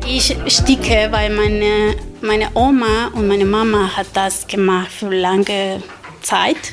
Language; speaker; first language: German; non-native, learner; Spanish